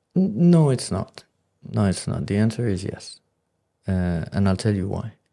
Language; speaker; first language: English; non-native, fluent; Arabic